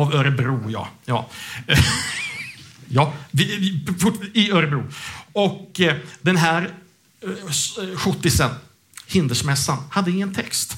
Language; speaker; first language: Swedish; native; Swedish